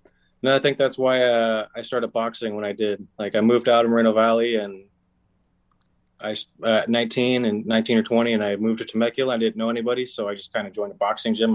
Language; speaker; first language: English; native; English